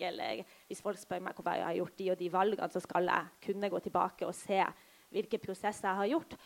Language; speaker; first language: Norwegian; early bilingual, other home language; Polish